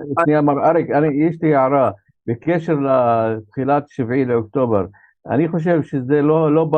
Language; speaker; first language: Hebrew; non-native, local second language; Arabic